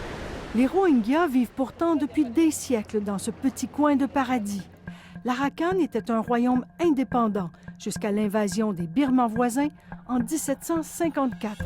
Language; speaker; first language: French; native; French